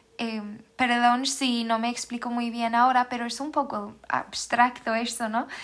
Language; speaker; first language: Spanish; non-native, fluent; Swedish